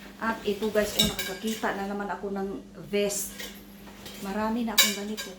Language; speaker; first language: Filipino; non-native, local second language; Cebuano